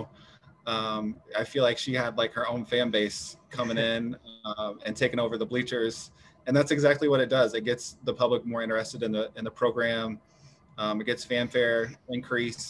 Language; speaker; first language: English; native; English